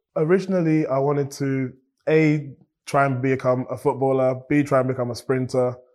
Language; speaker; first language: English; native; English